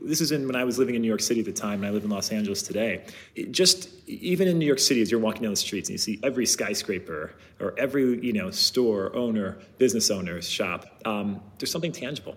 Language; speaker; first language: English; native; English